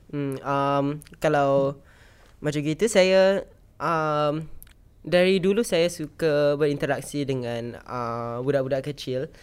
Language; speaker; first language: Malay; native; Malay